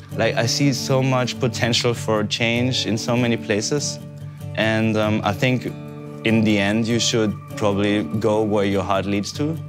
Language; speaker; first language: English; non-native, fluent; Portuguese